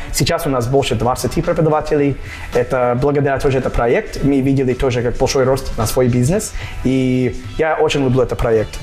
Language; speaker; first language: Russian; non-native, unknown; English